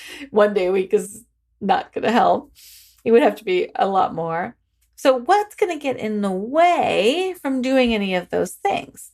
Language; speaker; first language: English; native; English